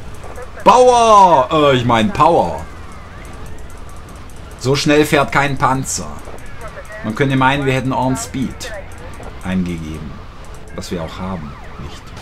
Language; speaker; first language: German; native; German